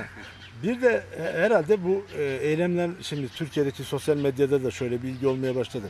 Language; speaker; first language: Turkish; native; Turkish